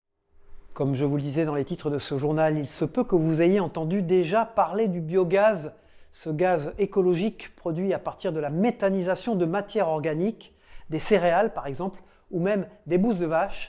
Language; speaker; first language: French; native; French